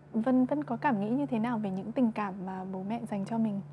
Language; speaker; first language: Vietnamese; native; Vietnamese